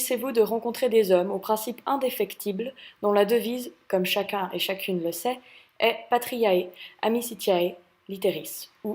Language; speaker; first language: French; native; French